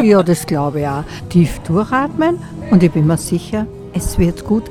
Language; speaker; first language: German; native; German